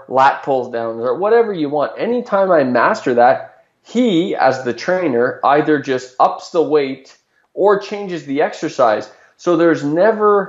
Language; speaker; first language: English; native; English